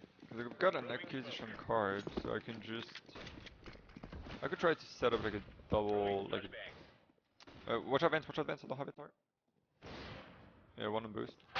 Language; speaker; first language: English; non-native, fluent; French